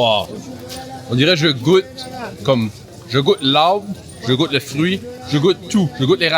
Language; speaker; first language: French; native; French